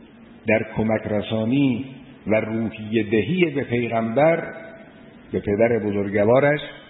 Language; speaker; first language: Persian; native; Persian